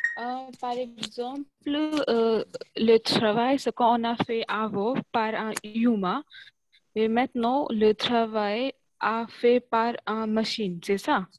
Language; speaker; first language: French; non-native, learner; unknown